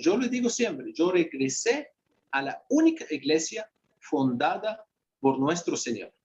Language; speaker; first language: Spanish; non-native, fluent; Arabic